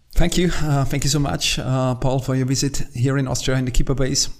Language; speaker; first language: English; non-native, fluent; German